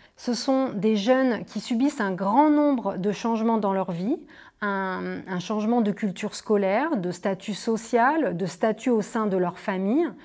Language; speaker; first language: French; native; French